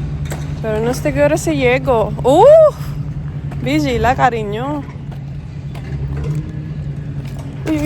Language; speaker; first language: Spanish; non-native, learner; Filipino